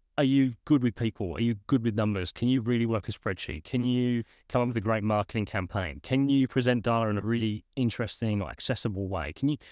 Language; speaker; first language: English; native; English